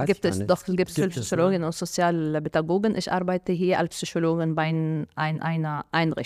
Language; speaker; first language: German; non-native, fluent; Arabic